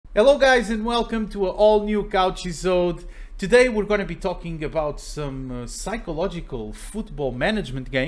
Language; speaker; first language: English; non-native, fluent; Portuguese